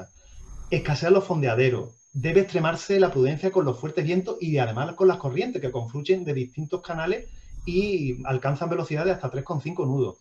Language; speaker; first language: Spanish; native; Spanish